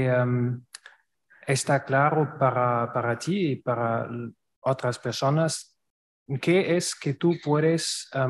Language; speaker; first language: Spanish; non-native, learner; German